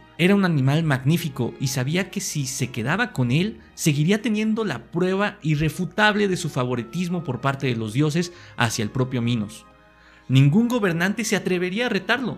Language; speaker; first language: Spanish; native; Spanish